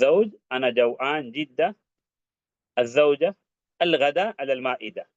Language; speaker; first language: Arabic; non-native, fluent; Urdu